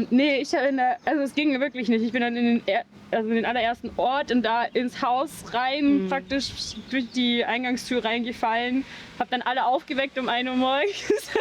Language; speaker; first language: German; native; German